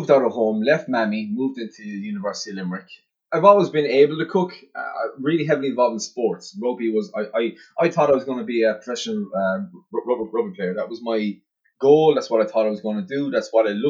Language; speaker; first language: English; native; English